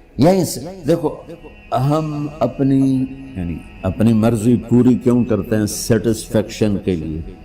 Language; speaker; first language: Urdu; non-native, local second language; Punjabi